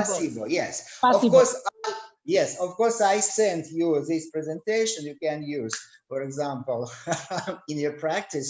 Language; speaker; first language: English; non-native, learner; Russian